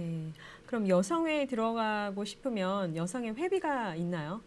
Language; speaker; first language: Korean; native; Korean